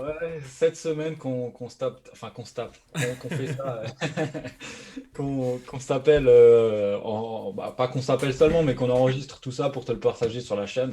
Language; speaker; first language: French; native; French